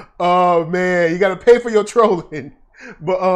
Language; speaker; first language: English; native; English